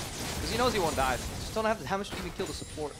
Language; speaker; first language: English; native; English